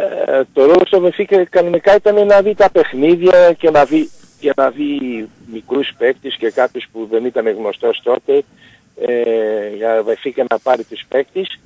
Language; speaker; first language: Greek; non-native, learner; Portuguese